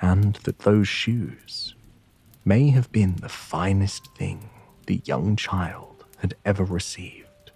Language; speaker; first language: English; native; English